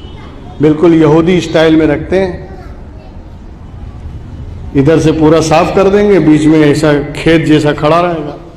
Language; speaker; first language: Urdu; native; Urdu